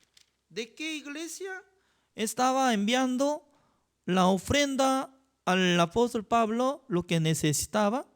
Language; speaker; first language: Spanish; non-native, fluent; Korean